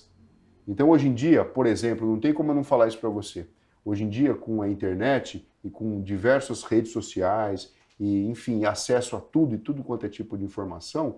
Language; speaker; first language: Portuguese; native; Portuguese